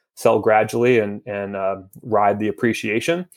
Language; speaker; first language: English; native; English